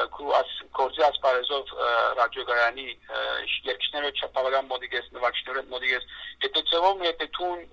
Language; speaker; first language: Armenian; native; Armenian